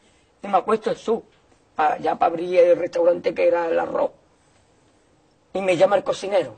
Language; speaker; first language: Spanish; native; Spanish